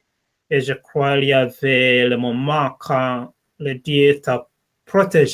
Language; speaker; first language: French; non-native, learner; English